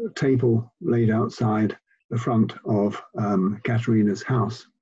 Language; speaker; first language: English; native; English